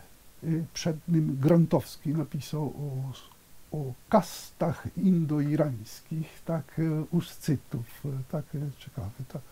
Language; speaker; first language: Polish; non-native, fluent; Italian